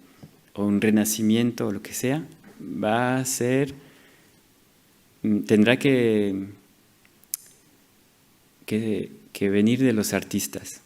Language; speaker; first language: Spanish; non-native, fluent; French